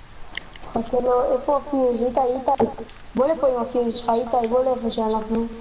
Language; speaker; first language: Hebrew; native; Hebrew